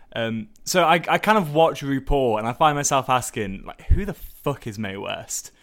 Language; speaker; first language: English; native; English